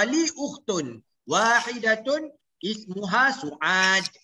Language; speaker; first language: Arabic; non-native, fluent; Malay